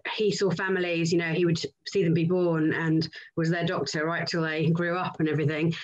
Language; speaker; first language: English; native; English